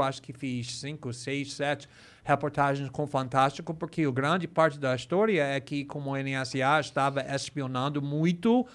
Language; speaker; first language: Portuguese; non-native, fluent; English